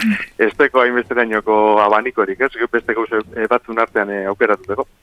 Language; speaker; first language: Basque; native; Basque